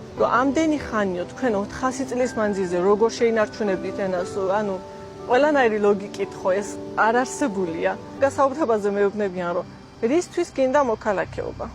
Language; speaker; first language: Georgian; early bilingual, heritage; Georgian